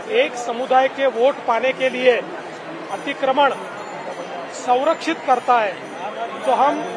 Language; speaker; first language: Hindi; non-native, local second language; Marathi